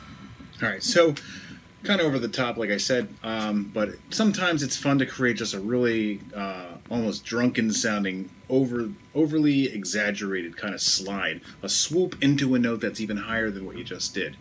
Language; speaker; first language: English; native; English